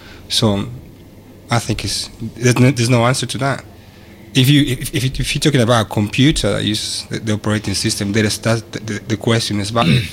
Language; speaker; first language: English; non-native, fluent; Spanish